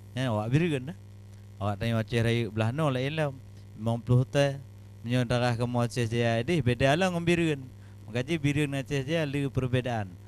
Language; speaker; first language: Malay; non-native, local second language; Achinese